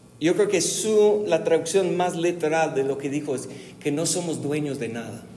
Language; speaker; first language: Spanish; non-native, fluent; English